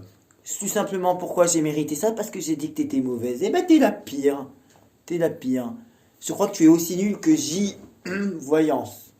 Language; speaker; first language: French; native; French